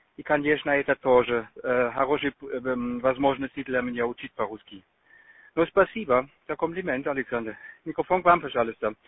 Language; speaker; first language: Russian; non-native, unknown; German